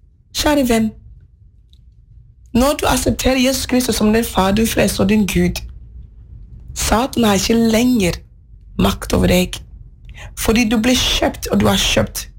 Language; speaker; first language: Norwegian; non-native, fluent; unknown